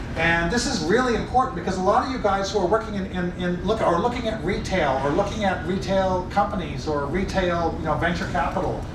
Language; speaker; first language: English; native; English